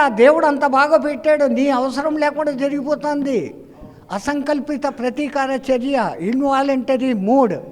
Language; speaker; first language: Telugu; non-native, fluent; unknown